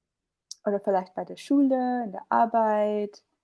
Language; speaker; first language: German; non-native, fluent; English